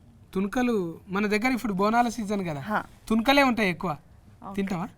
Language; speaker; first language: Telugu; native; Telugu